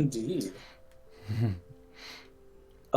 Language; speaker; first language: English; native; English